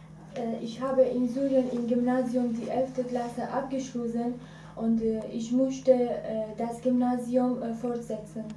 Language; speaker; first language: German; non-native, learner; Arabic